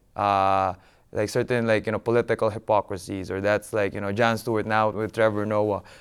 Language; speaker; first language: English; non-native, local second language; Filipino